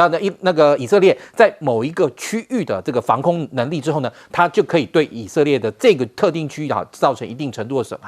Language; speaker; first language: Chinese; native; Chinese